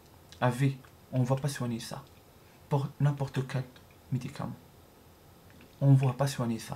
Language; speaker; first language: French; non-native, learner; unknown